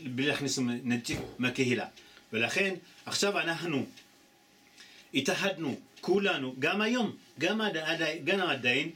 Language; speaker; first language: Hebrew; non-native, fluent; Amharic